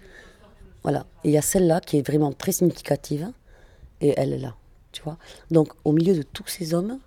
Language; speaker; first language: French; non-native, fluent; Spanish